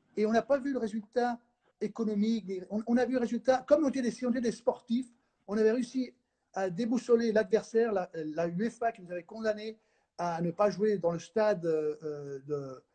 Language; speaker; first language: French; non-native, fluent; Spanish